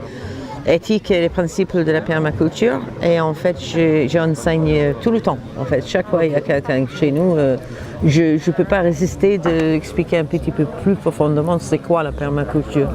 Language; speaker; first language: French; non-native, fluent; English